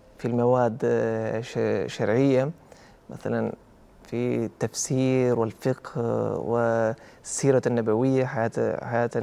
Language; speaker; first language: Arabic; non-native, fluent; Albanian